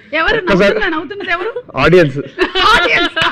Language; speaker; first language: Telugu; native; Telugu